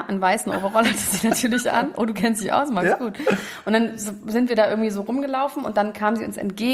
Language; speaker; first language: German; native; German